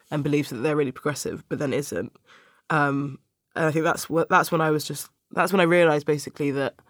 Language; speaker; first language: English; native; English